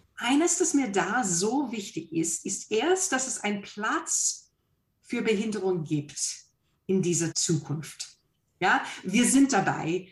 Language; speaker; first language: German; non-native, fluent; English